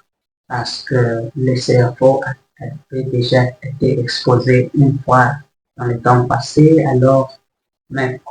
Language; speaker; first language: French; non-native, learner; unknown